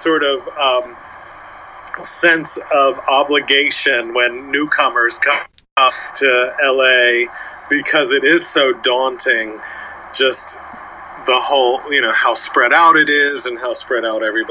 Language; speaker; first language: English; native; English